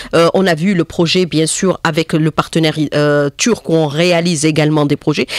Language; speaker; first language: French; non-native, local second language; Arabic